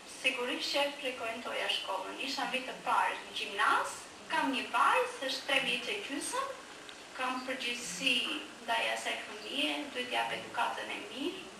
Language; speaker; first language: Albanian; non-native, local second language; Romany